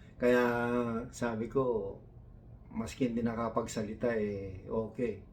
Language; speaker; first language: Filipino; non-native, local second language; Iloko